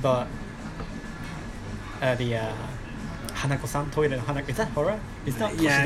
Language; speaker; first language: English; non-native, learner; Japanese